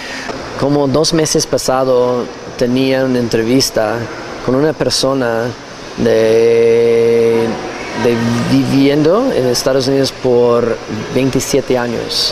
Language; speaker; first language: Spanish; non-native, learner; English